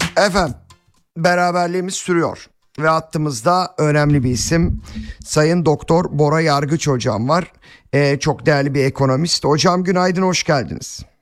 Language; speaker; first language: Turkish; native; Turkish